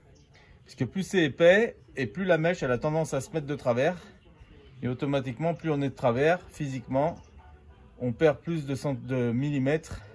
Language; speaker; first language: French; native; French